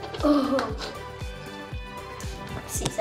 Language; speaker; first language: French; native; French